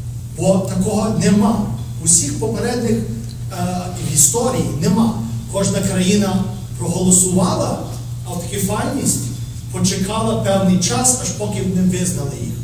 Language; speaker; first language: Ukrainian; early bilingual, heritage; Ukrainian